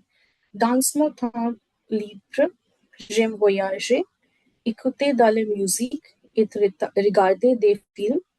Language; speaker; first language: French; non-native, learner; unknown